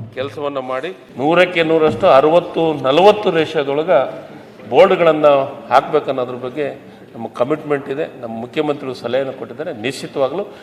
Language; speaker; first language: Kannada; native; Kannada